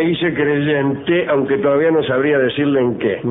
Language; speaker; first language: Spanish; native; Spanish